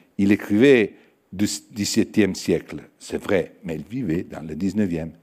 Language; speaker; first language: French; non-native, fluent; Italian